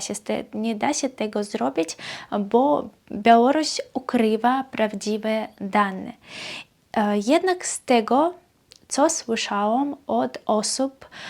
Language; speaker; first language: Polish; non-native, fluent; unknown